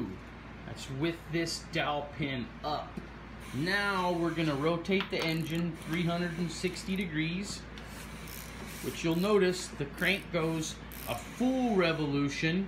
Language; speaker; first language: English; native; English